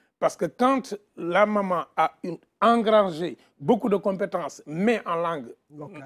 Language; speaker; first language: French; non-native, local second language; Wolof